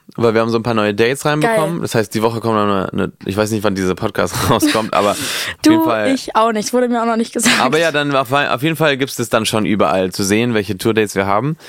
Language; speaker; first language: German; non-native, fluent; Spanish